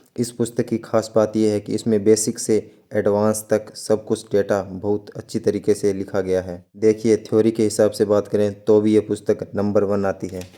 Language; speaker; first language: Hindi; native; Hindi